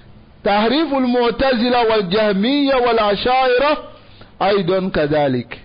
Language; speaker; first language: Arabic; non-native, fluent; Dyula